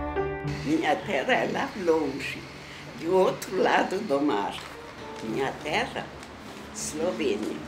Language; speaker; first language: Portuguese; non-native, fluent; Slovenian